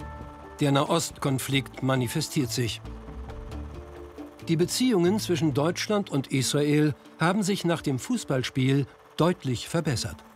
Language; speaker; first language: German; native; German